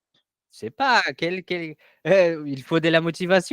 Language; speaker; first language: French; non-native, learner; Portuguese